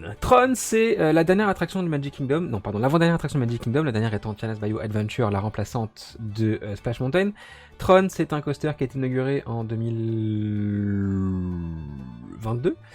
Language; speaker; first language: French; native; French